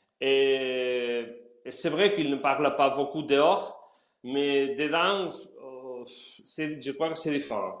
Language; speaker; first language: French; non-native, learner; Spanish